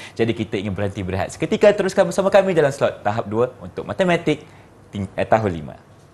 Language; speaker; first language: Malay; native; Malay